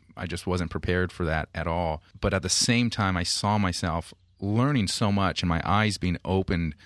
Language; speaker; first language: English; native; English